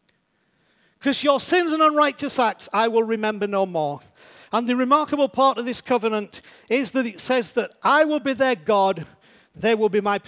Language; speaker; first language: English; native; English